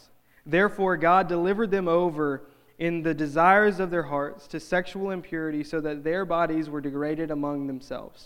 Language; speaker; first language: English; native; English